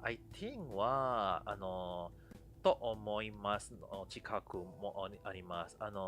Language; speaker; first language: Japanese; non-native, fluent; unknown